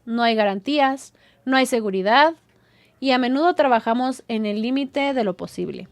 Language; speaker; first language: Spanish; native; Spanish